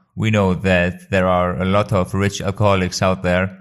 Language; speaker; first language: English; non-native, fluent; Albanian